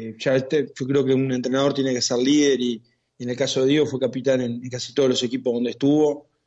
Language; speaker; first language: Spanish; native; Spanish